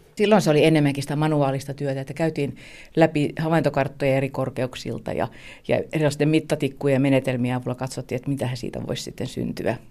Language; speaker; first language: Finnish; native; Finnish